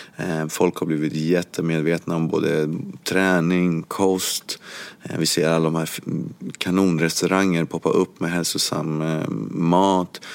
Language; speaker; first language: Swedish; early bilingual, other home language; Spanish